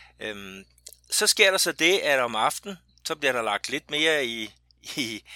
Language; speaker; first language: Danish; native; Danish